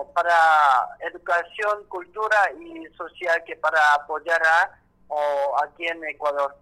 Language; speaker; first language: Spanish; non-native, learner; Korean